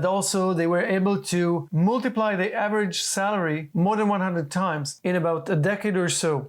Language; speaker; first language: English; non-native, fluent; Hebrew